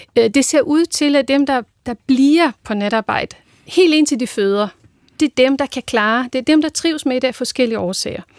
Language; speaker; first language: Danish; non-native, fluent; Portuguese